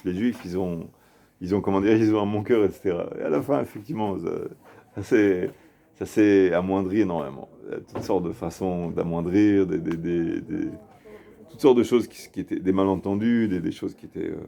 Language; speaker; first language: French; native; French